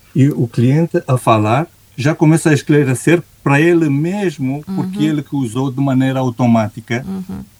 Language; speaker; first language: Portuguese; non-native, fluent; Romanian